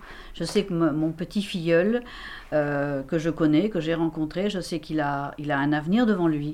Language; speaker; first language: French; native; French